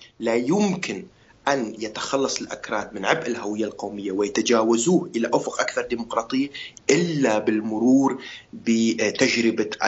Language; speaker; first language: Arabic; non-native, local second language; Kurdish